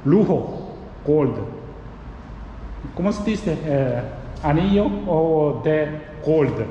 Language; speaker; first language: Spanish; non-native, learner; Korean